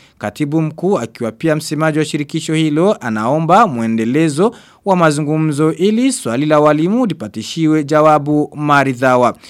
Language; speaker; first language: Swahili; non-native, local second language; Rundi